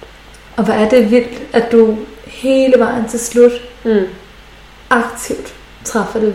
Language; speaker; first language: Danish; native; Danish